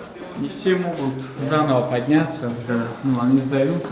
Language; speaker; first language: Russian; non-native, local second language; Tajik